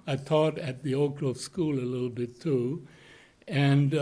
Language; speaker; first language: English; non-native, fluent; German